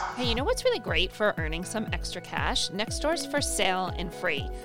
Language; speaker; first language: English; native; English